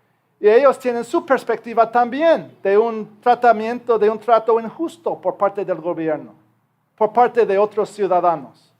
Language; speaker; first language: Spanish; non-native, fluent; English